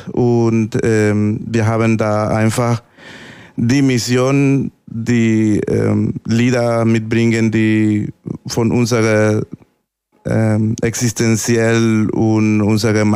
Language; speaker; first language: German; non-native, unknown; Spanish